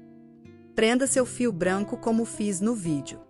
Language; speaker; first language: Portuguese; native; Portuguese